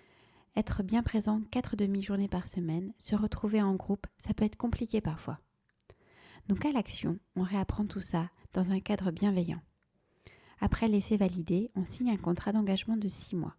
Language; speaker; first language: French; native; French